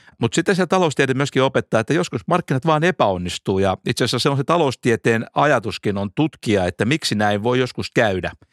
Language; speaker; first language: Finnish; native; Finnish